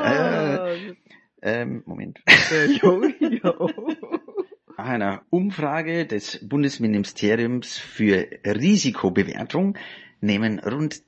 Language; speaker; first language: German; native; German